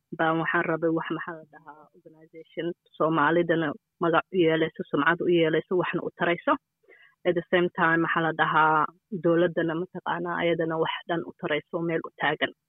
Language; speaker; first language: Somali; early bilingual, heritage; Somali